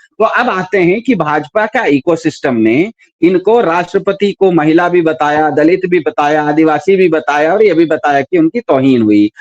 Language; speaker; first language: Hindi; non-native, local second language; Kannada